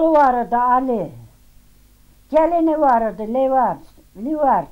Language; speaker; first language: Turkish; native; Turkish